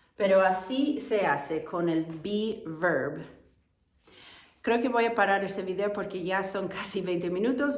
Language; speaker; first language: Spanish; non-native, fluent; English